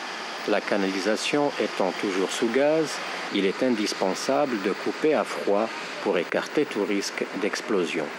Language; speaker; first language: French; non-native, local second language; Arabic